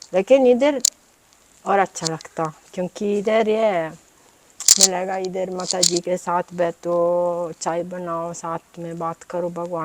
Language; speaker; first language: Hindi; non-native, learner; Italian